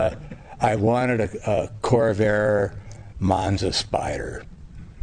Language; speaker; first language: English; native; English